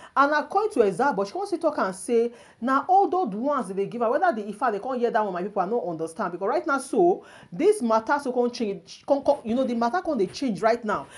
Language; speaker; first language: Nigerian Pidgin; non-native, local second language; Yoruba